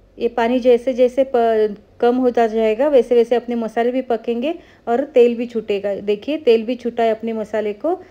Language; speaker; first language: Hindi; non-native, local second language; Marathi